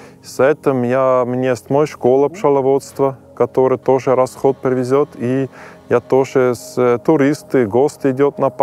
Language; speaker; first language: Russian; non-native, learner; German